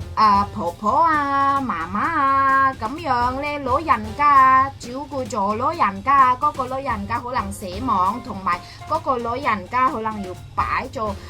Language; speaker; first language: Cantonese; non-native, fluent; Indonesian